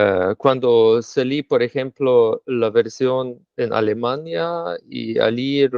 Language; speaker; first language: Spanish; non-native, fluent; Slovenian